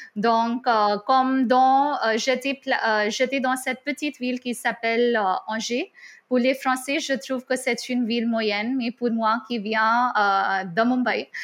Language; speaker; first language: French; non-native, fluent; Hindi